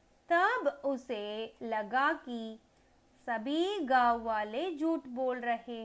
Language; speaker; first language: Hindi; non-native, local second language; Tamil